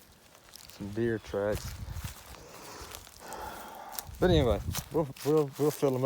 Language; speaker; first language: English; native; English